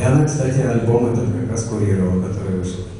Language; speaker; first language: Russian; native; Russian